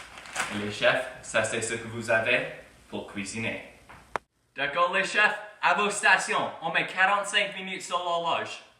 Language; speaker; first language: French; non-native, fluent; English